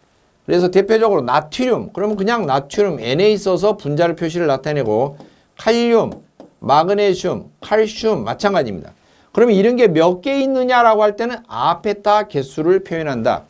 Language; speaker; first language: Korean; native; Korean